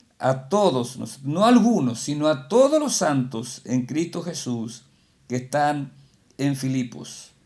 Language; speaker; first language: Spanish; native; Spanish